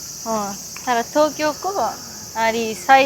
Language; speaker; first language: Nepali; non-native, learner; Japanese